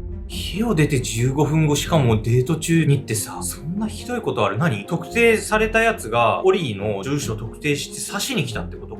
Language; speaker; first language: Japanese; native; Japanese